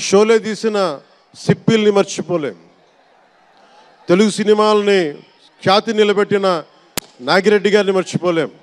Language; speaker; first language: Telugu; native; Telugu